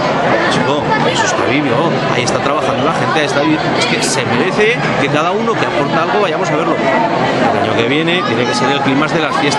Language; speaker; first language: Spanish; native; Spanish